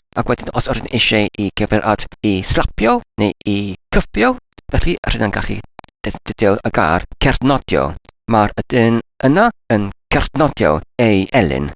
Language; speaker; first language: Welsh; non-native, learner; English